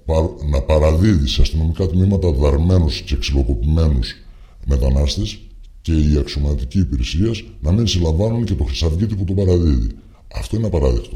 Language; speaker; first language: Greek; native; Greek